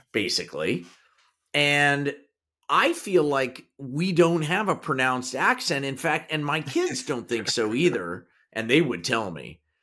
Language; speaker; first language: English; native; English